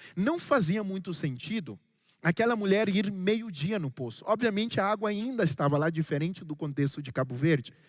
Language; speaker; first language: Portuguese; non-native, local second language; Kabuverdianu